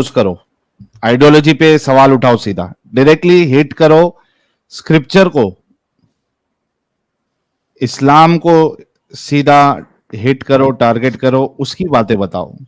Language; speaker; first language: Hindi; native; Hindi